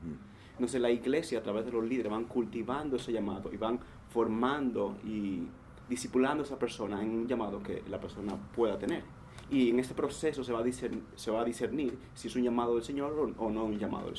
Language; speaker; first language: Spanish; native; Spanish